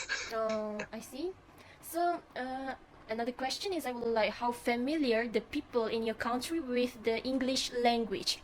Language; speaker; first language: English; non-native, fluent; Malay